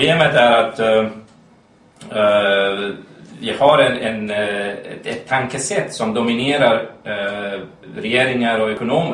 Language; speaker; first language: Swedish; non-native, fluent; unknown